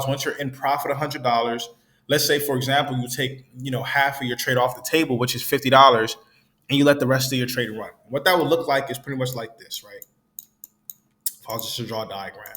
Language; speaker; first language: English; native; English